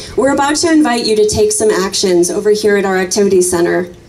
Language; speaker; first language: English; native; English